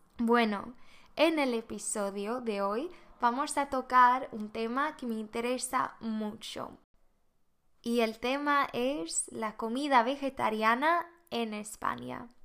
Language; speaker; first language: Spanish; non-native, fluent; Swedish